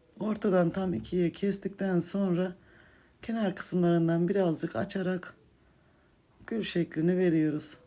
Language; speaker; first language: Turkish; native; Turkish